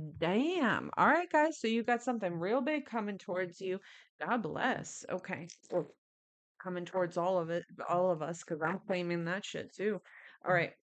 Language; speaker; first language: English; native; English